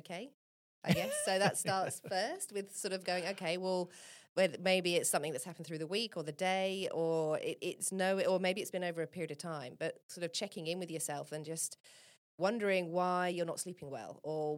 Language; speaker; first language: English; native; English